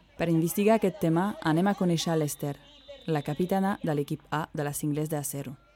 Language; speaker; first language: Catalan; non-native, fluent; French